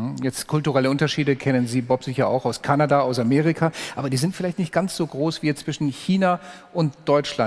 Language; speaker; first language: German; native; German